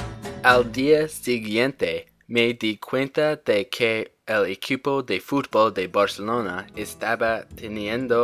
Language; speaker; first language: Spanish; non-native, learner; English